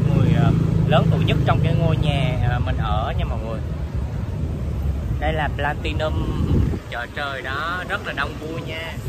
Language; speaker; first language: Vietnamese; native; Vietnamese